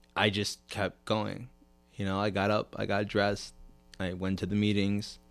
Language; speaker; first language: English; native; English